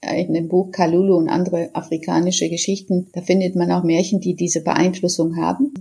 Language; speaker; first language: German; early bilingual, other home language; Persian